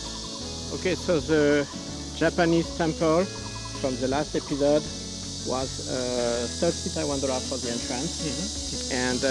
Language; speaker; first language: English; non-native, learner; French